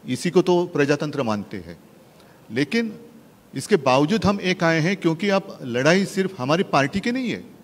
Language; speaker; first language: Hindi; non-native, local second language; Marathi